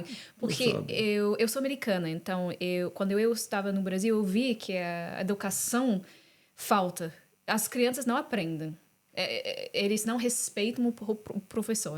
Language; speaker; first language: Portuguese; non-native, fluent; English